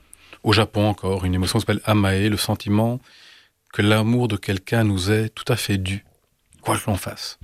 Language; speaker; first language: French; native; French